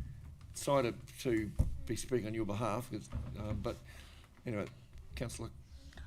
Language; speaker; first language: English; native; English